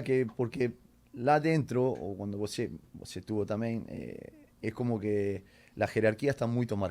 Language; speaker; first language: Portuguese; non-native, learner; Spanish